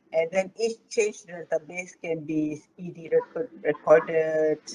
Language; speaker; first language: English; non-native, local second language; Malay